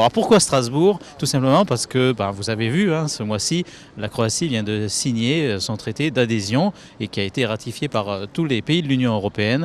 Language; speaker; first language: French; native; French